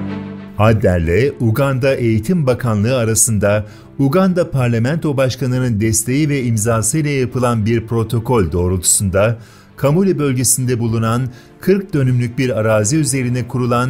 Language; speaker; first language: Turkish; native; Turkish